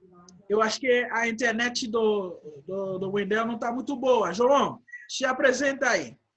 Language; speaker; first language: Portuguese; non-native, fluent; Haitian Creole